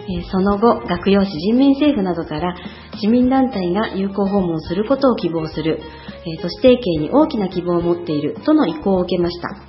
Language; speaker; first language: Japanese; native; Japanese